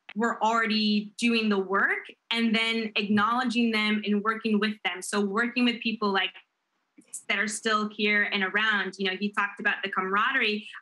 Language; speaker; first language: English; native; English